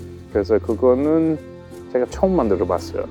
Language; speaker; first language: Korean; early bilingual, heritage; English